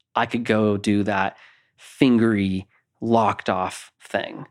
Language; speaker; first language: English; native; English